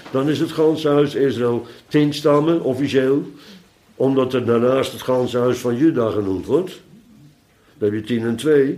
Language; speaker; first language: Dutch; native; Dutch